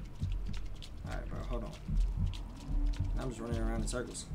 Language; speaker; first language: English; native; English